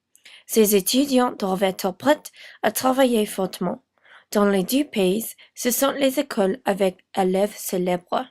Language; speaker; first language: French; non-native, learner; English